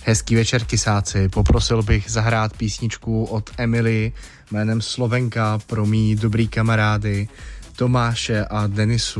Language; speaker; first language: Czech; native; Czech